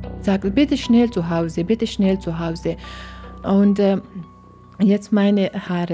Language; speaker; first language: German; non-native, learner; Persian